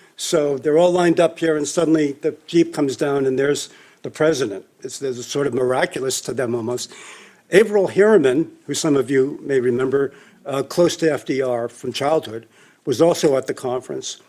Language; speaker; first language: English; native; English